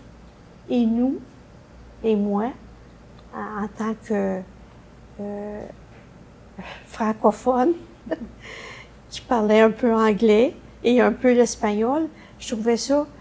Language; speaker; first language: French; native; French